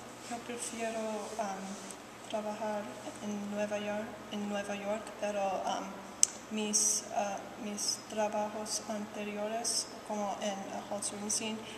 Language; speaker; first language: Spanish; non-native, learner; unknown